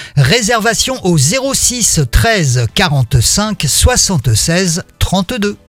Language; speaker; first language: French; native; French